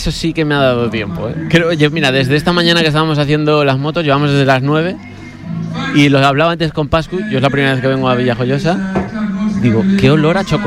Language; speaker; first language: Spanish; native; Spanish